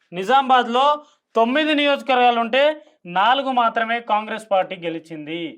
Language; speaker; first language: Telugu; non-native, local second language; Lambadi